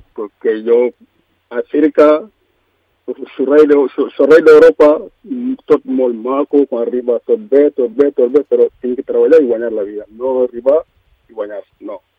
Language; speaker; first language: Catalan; non-native, learner; Mandingo